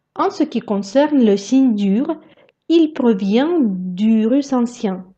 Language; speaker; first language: French; non-native, fluent; Russian